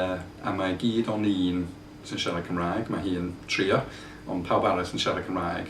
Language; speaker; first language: Welsh; non-native, fluent; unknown